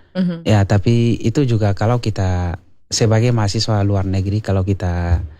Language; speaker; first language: Indonesian; non-native, learner; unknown